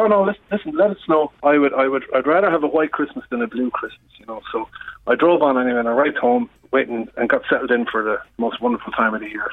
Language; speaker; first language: English; native; English